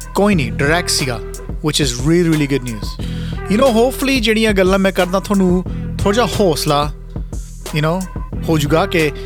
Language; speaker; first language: Punjabi; early bilingual, heritage; Punjabi